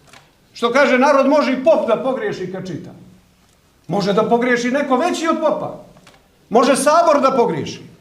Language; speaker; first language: Croatian; native; Croatian